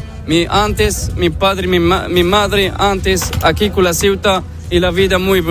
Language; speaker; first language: Spanish; non-native, learner; Arabic